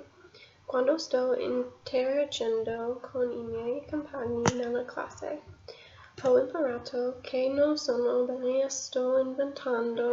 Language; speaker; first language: Italian; non-native, learner; English